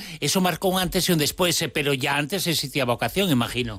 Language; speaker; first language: Spanish; native; Spanish